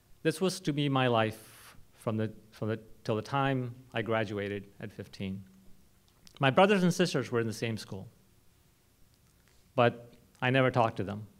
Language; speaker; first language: English; non-native, local second language; Hindi